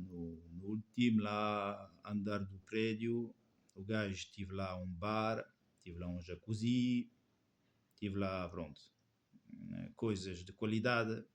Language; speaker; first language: Portuguese; non-native, fluent; French